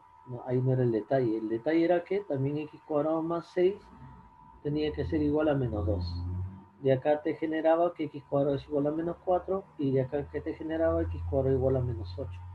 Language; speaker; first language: Spanish; native; Spanish